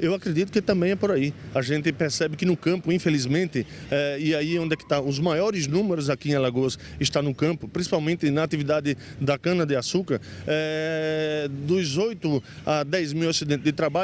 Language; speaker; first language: Portuguese; native; Portuguese